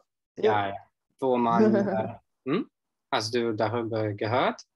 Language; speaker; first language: German; non-native, learner; Russian